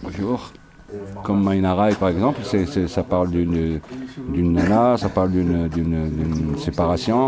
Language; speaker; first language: French; non-native, local second language; Arabic